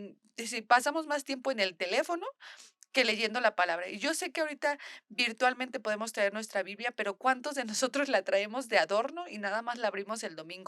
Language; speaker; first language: Spanish; native; Spanish